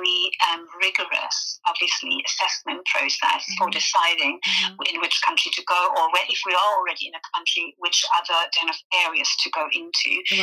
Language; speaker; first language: English; non-native, fluent; German